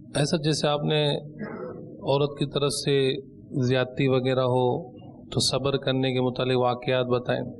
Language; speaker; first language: Urdu; native; Urdu